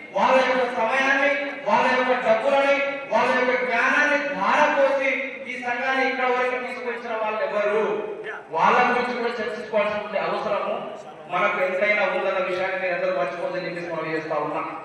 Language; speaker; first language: Telugu; non-native, local second language; Lambadi